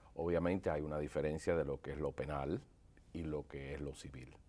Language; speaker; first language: Spanish; early bilingual, heritage; Spanish